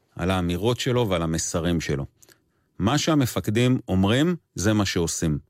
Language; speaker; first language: Hebrew; native; Hebrew